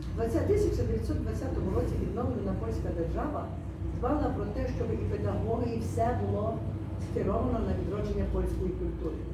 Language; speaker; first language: Ukrainian; native; Ukrainian